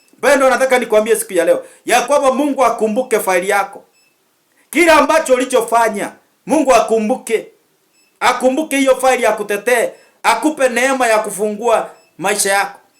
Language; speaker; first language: Swahili; native; Swahili